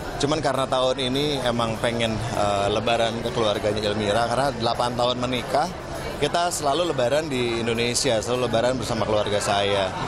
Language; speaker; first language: Indonesian; native; Indonesian